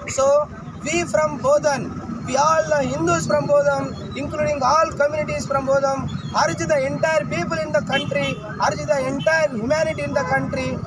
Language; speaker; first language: English; non-native, local second language; Telugu